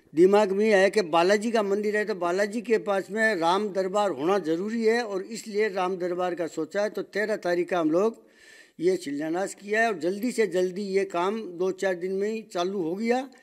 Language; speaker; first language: Hindi; native; Hindi